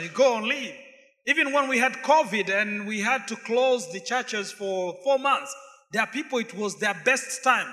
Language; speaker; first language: English; non-native, fluent; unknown